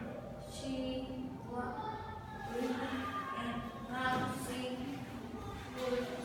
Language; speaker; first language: English; non-native, learner; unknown